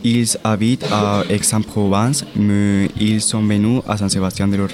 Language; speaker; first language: French; non-native, learner; Spanish